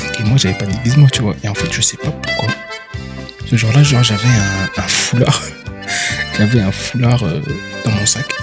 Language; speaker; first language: French; early bilingual, other home language; Arabic